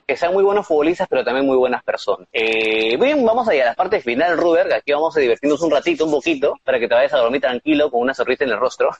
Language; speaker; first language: Spanish; native; Spanish